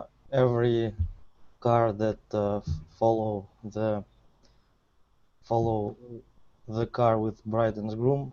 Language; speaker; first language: English; non-native, learner; Russian